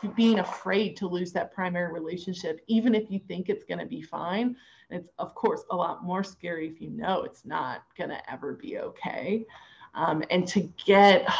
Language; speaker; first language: English; native; English